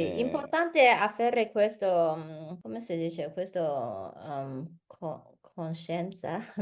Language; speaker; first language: Italian; non-native, learner; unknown